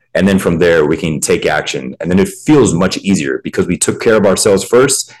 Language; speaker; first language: English; native; English